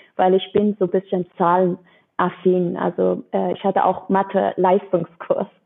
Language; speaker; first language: German; non-native, fluent; Persian